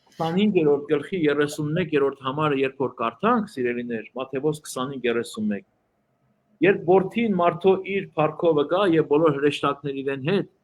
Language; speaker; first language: Armenian; early bilingual, heritage; Armenian